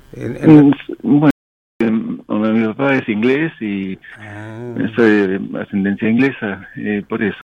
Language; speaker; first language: Spanish; non-native, local second language; English